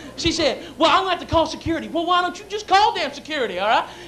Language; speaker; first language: English; native; English